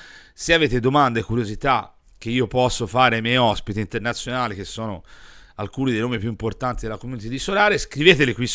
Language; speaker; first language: Italian; native; Italian